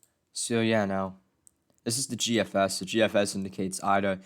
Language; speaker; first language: English; native; English